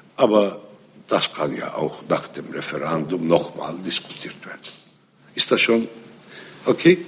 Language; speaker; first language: German; non-native, fluent; Arabic